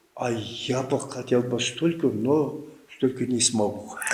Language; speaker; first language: Russian; non-native, local second language; Kazakh